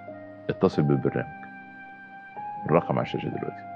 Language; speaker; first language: Arabic; native; Arabic